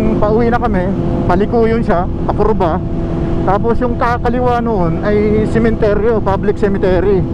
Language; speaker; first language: Filipino; non-native, local second language; Cebuano